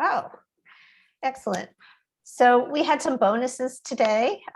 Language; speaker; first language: English; native; English